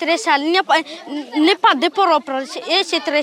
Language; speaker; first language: French; non-native, learner; Malagasy